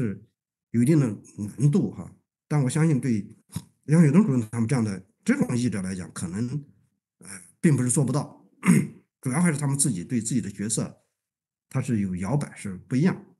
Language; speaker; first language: Chinese; native; Chinese